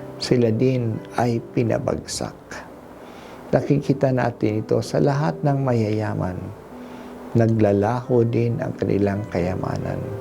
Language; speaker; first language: Filipino; non-native, local second language; Hiligaynon